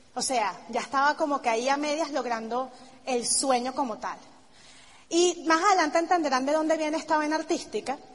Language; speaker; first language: Spanish; native; Spanish